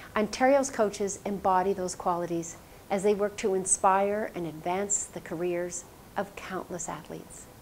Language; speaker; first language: English; native; English